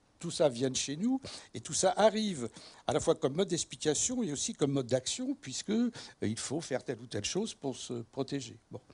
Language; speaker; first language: French; native; French